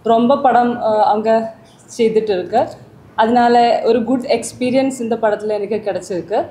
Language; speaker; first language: Tamil; non-native, learner; Malayalam